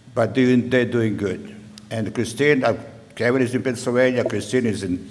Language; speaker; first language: English; non-native, learner; Serbian